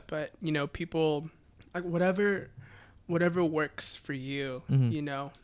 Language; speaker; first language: English; native; English